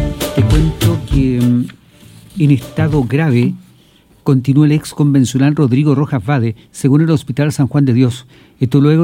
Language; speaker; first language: Spanish; native; Spanish